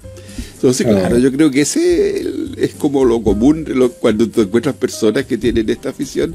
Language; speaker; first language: Spanish; native; Spanish